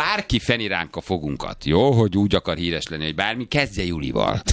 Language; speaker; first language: Hungarian; native; Hungarian